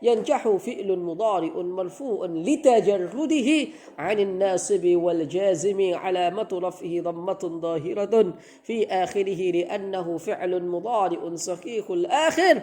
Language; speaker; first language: Arabic; non-native, fluent; Indonesian